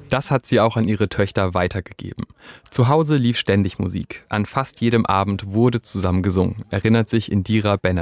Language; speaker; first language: German; native; German